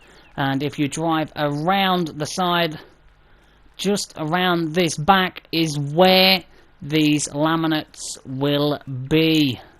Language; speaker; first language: English; native; English